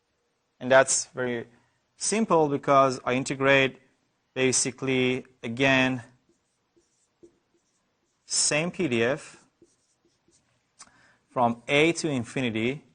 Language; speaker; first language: English; non-native, fluent; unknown